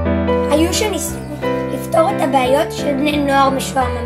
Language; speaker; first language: Hebrew; native; Hebrew